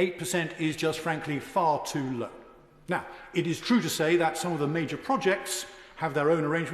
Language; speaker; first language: English; native; English